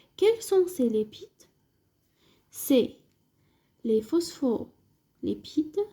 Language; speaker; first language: French; non-native, local second language; Arabic